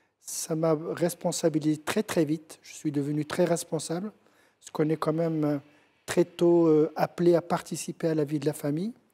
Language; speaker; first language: French; non-native, local second language; Central Atlas Tamazight